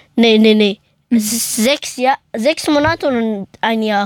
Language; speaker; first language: German; early bilingual, other home language; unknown